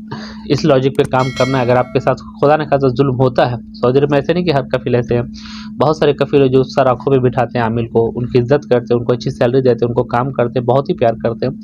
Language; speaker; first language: Hindi; native; Hindi